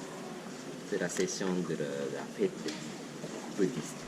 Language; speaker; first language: French; non-native, learner; Japanese